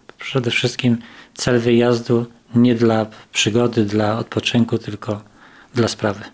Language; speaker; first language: Polish; native; Polish